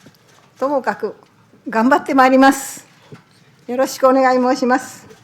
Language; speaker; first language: Japanese; native; Japanese